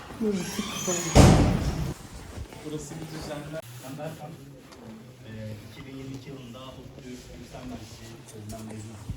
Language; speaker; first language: Turkish; native; Turkish